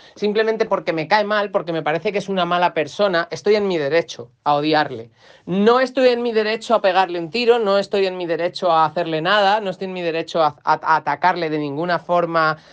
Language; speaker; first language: Spanish; native; Spanish